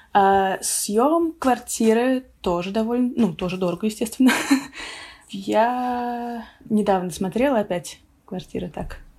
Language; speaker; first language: Russian; native; Russian